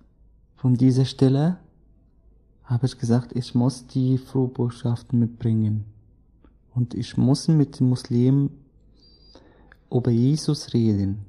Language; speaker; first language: German; non-native, learner; Arabic